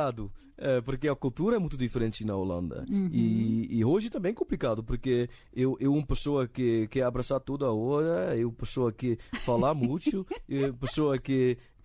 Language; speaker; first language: Portuguese; non-native, learner; Dutch